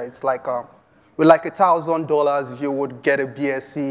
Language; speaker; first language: English; non-native, local second language; Yoruba